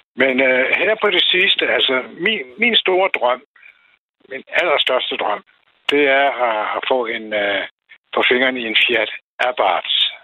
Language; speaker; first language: Danish; non-native, fluent; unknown